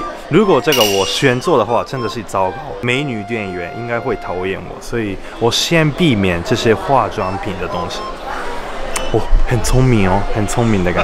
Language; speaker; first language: Chinese; non-native, learner; Japanese